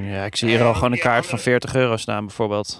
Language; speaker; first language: Dutch; native; Dutch